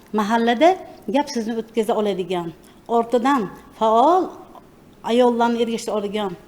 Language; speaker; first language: Uzbek; native; Uzbek